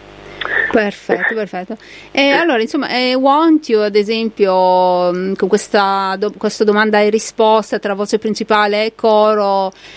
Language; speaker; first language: Italian; native; Italian